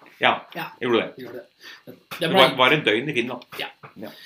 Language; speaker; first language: Norwegian; native; Norwegian